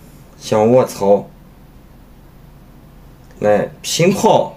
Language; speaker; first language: Chinese; native; Chinese